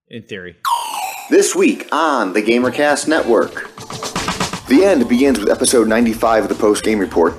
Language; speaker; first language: English; native; English